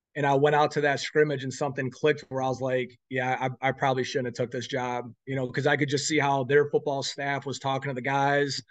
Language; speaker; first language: English; native; English